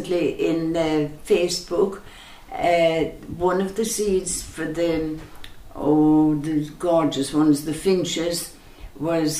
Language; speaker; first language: English; native; English